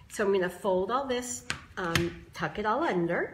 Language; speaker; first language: English; native; English